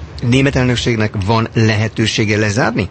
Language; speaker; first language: Hungarian; native; Hungarian